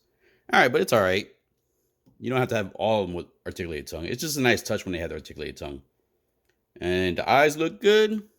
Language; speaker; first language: English; native; English